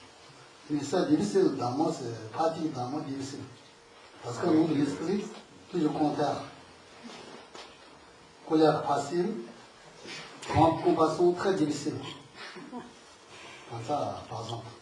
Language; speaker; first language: French; non-native, learner; Tibetan